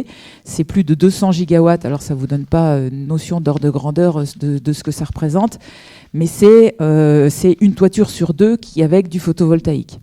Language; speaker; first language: French; native; French